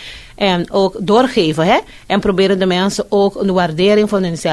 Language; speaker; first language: Dutch; non-native, fluent; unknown